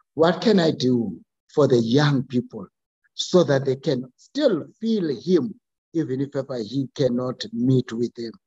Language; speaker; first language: English; non-native, local second language; Xhosa